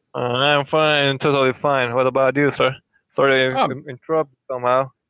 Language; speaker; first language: English; non-native, fluent; Persian